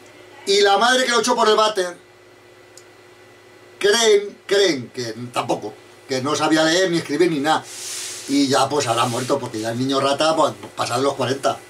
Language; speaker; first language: Spanish; native; Spanish